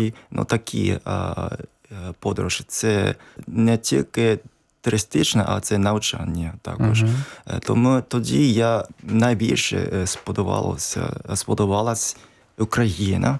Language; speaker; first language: Ukrainian; non-native, fluent; Japanese